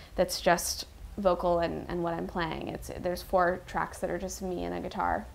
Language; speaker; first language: English; native; English